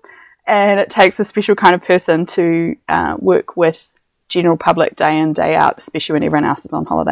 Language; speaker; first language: English; native; English